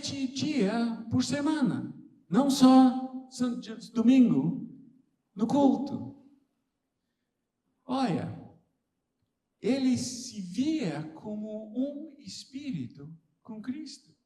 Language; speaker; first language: Portuguese; non-native, fluent; English